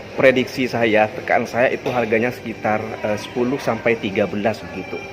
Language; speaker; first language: Indonesian; non-native, local second language; Madurese